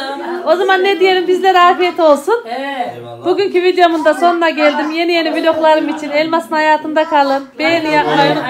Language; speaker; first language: Turkish; native; Turkish